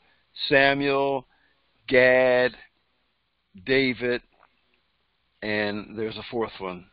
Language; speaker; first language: English; native; English